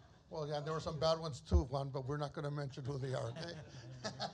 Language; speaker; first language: English; early bilingual, other home language; Spanish